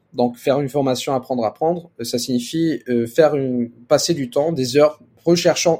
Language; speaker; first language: French; non-native, fluent; Italian